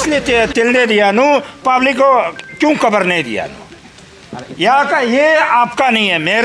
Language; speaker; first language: Hindi; non-native, local second language; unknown